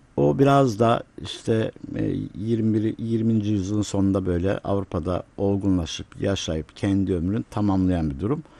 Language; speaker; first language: Turkish; native; Turkish